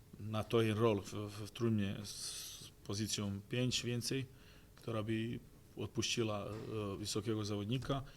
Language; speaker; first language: Polish; non-native, fluent; Croatian